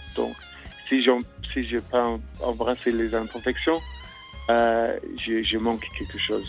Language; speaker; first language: French; non-native, fluent; English